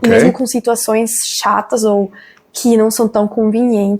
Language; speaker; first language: Portuguese; non-native, fluent; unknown